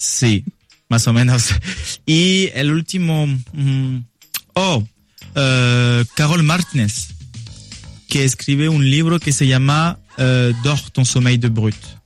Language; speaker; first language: Spanish; non-native, learner; French